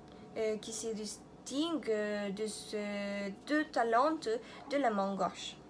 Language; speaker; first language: French; non-native, learner; Spanish